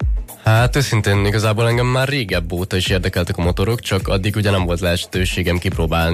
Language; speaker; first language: Hungarian; native; Hungarian